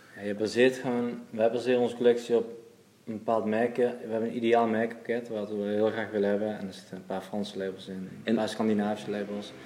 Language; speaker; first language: Dutch; native; Dutch